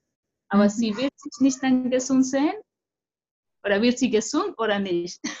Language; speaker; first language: German; non-native, fluent; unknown